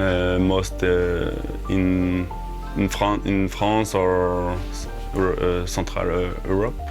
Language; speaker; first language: English; non-native, learner; French